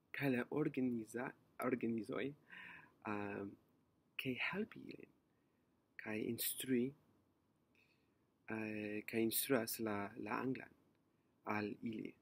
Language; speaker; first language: Esperanto; non-native, learner; English